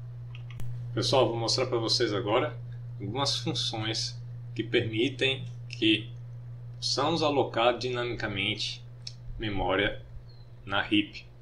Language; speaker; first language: Portuguese; native; Portuguese